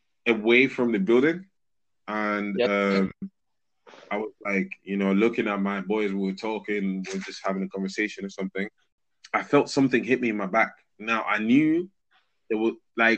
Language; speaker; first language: English; non-native, fluent; Spanish